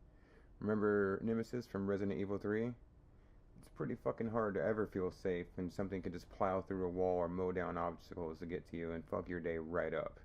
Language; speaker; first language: English; native; English